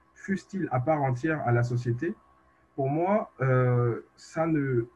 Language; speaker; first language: French; native; French